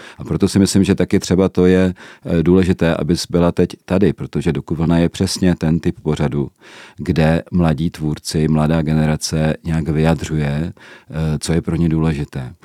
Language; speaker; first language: Czech; native; Czech